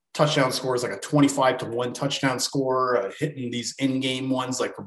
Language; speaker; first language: English; native; English